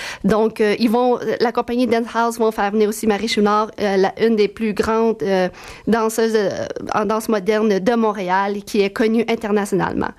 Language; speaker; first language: French; native; French